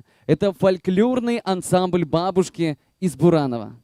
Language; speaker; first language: Russian; native; Russian